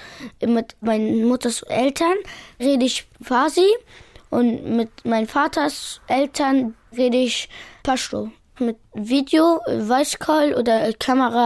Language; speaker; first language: German; early bilingual, other home language; Pashto